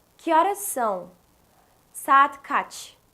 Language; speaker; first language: Turkish; early bilingual, other home language; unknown